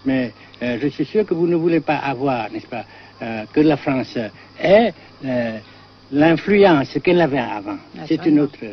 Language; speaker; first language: French; non-native, local second language; Vietnamese